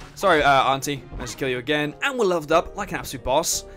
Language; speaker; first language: English; native; English